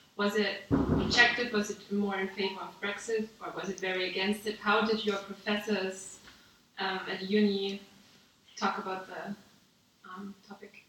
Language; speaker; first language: English; non-native, fluent; German